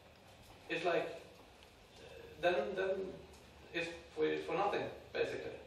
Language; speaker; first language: English; non-native, fluent; Norwegian